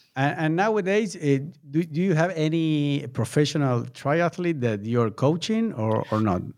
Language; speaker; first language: English; non-native, fluent; Spanish